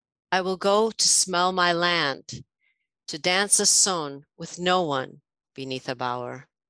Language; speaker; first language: English; native; English